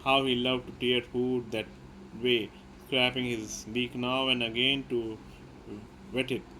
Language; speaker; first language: English; non-native, local second language; Hindi